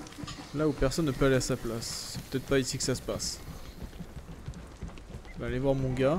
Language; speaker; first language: French; native; French